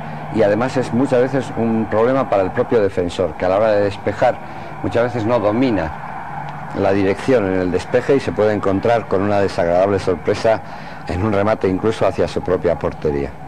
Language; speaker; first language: Spanish; native; Spanish